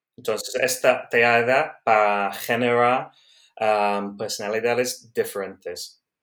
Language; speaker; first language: Spanish; non-native, learner; English